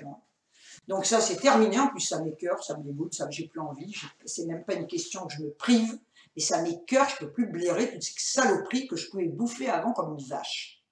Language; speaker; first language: French; native; French